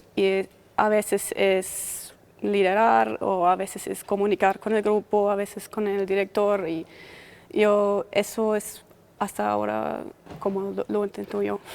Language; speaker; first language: Spanish; non-native, fluent; German